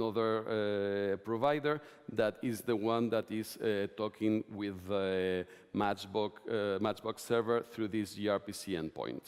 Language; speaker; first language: English; non-native, fluent; Spanish